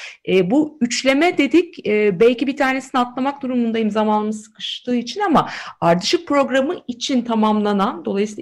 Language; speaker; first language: Turkish; native; Turkish